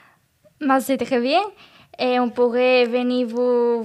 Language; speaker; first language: French; non-native, learner; Spanish